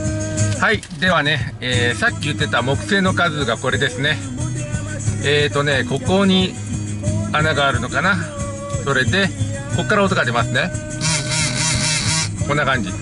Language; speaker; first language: Japanese; native; Japanese